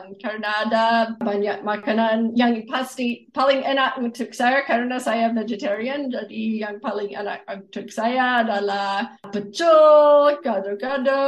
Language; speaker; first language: Indonesian; non-native, fluent; English